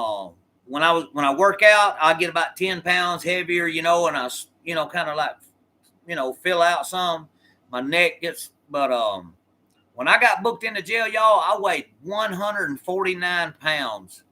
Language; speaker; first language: English; native; English